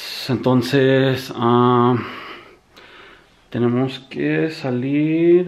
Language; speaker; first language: Spanish; early bilingual, heritage; Spanish